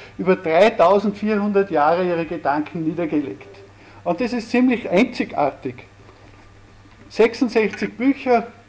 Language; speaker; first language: German; native; German